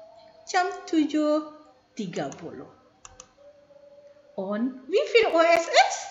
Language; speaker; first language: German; non-native, fluent; Indonesian